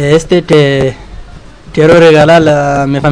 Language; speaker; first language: Spanish; non-native, learner; Arabic